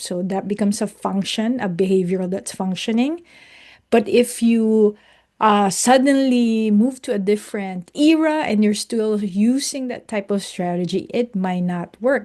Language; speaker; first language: English; non-native, local second language; Filipino